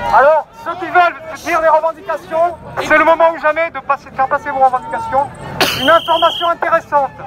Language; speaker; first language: French; native; French